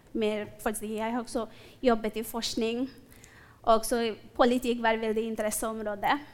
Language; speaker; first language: Norwegian; non-native, fluent; Bangla